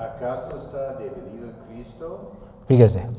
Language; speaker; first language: Spanish; native; Spanish